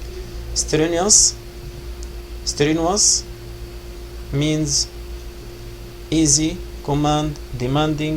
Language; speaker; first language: English; non-native, fluent; Arabic